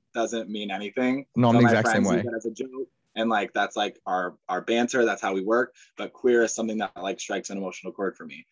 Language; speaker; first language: English; native; English